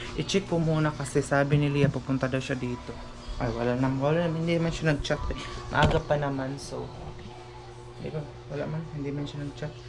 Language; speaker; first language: Filipino; non-native, local second language; Cebuano